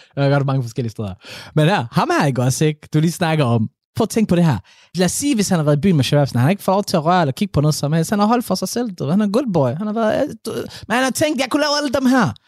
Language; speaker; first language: Danish; early bilingual, other home language; Somali